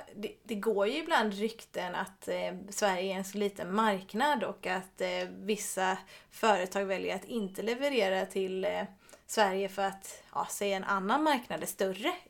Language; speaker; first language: Swedish; native; Swedish